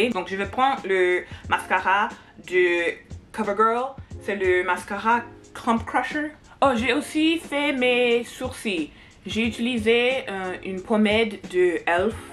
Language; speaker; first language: French; non-native, learner; English